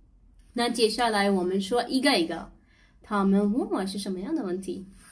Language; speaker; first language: Chinese; non-native, learner; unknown